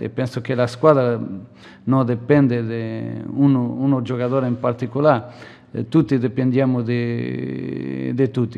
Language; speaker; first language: Italian; non-native, fluent; Portuguese